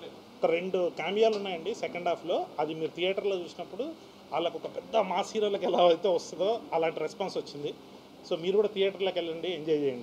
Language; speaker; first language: Telugu; native; Telugu